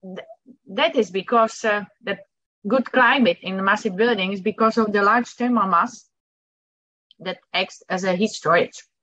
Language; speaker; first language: English; non-native, fluent; Dutch